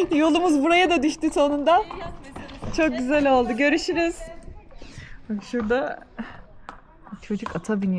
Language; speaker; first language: Turkish; native; Turkish